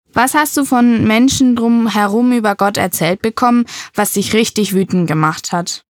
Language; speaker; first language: German; native; German